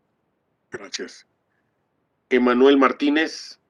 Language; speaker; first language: Spanish; native; Spanish